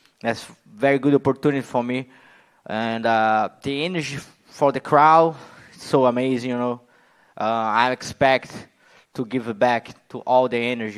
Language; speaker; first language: English; non-native, learner; Portuguese